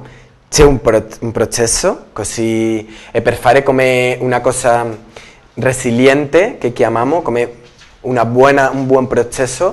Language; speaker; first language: Italian; non-native, learner; Spanish